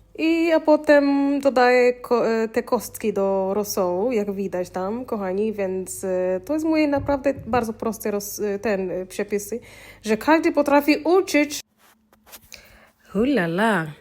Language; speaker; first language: Polish; non-native, learner; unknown